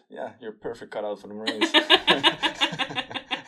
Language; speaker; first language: English; non-native, fluent; Dutch